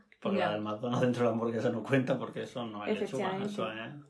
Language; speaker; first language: Spanish; native; Spanish